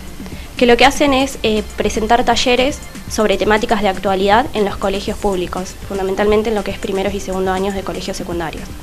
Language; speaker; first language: Spanish; native; Spanish